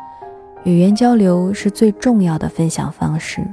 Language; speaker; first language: Chinese; native; Chinese